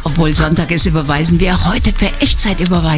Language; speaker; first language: German; native; German